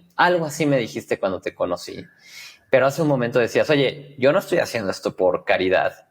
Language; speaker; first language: Spanish; native; Spanish